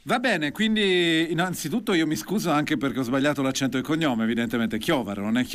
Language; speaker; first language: Italian; native; Italian